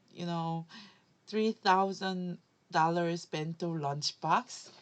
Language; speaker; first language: English; non-native, learner; Korean